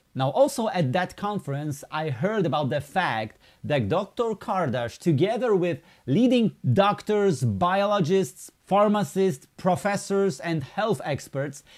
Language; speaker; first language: English; non-native, fluent; Polish